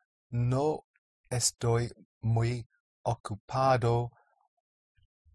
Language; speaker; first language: Spanish; non-native, learner; English